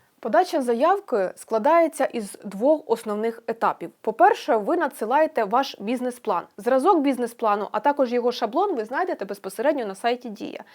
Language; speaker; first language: Ukrainian; native; Ukrainian